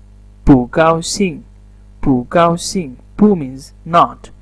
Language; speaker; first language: Chinese; non-native, learner; Urdu